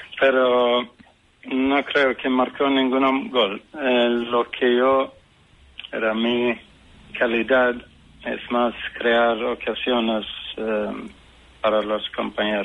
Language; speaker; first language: Spanish; non-native, fluent; Swedish